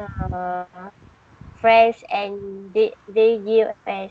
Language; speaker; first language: English; non-native, learner; Vietnamese